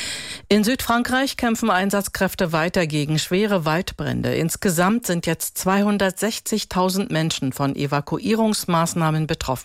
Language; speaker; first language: German; native; German